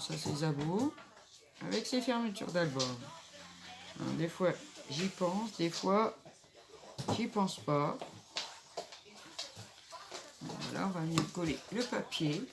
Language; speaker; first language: French; native; French